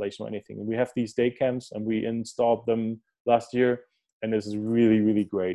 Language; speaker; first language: English; early bilingual, other home language; German